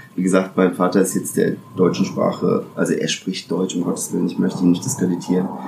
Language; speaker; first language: German; early bilingual, other home language; Italian